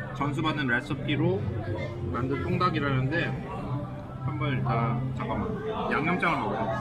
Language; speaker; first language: Korean; native; Korean